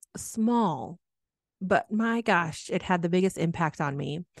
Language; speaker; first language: English; native; English